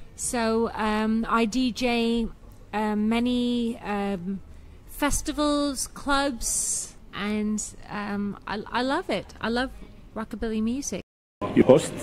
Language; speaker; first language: English; native; English